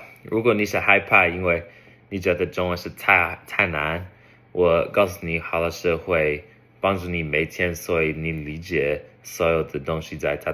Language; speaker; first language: Chinese; non-native, learner; English